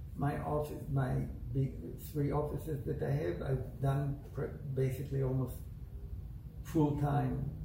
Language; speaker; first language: English; non-native, fluent; Hebrew